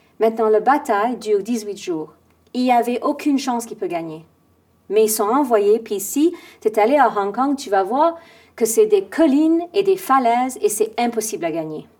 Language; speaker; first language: French; non-native, fluent; English